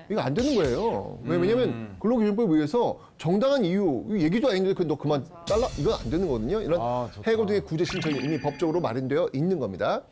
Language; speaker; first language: Korean; native; Korean